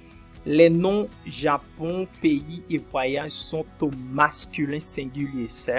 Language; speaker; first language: French; non-native, fluent; Portuguese